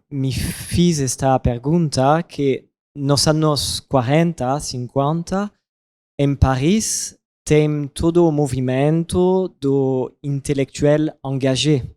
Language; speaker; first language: Portuguese; non-native, learner; French